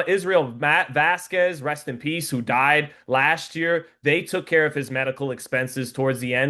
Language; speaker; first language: English; native; English